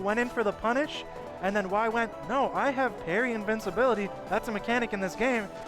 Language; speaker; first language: English; native; English